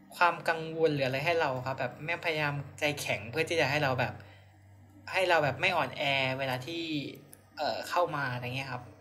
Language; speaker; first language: Thai; native; Thai